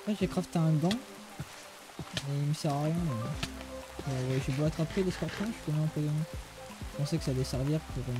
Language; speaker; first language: French; native; French